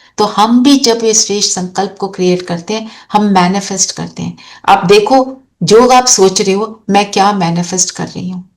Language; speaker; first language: Hindi; native; Hindi